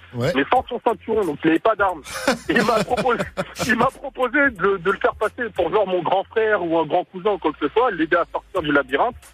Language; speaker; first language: French; native; French